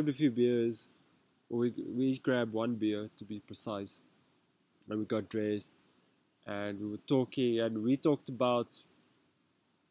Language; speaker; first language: English; non-native, local second language; Afrikaans